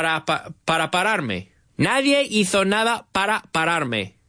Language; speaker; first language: Spanish; non-native, learner; English